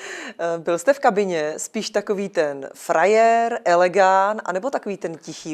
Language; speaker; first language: Czech; native; Czech